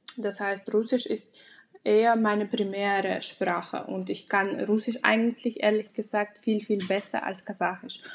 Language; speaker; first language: German; non-native, fluent; Russian